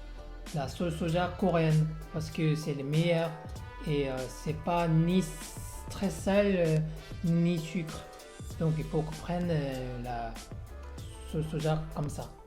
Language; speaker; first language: French; non-native, learner; Korean